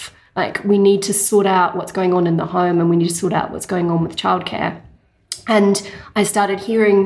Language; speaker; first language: English; native; English